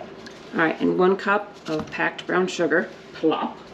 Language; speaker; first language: English; native; English